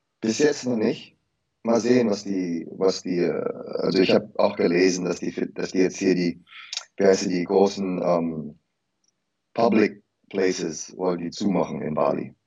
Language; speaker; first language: German; early bilingual, heritage; German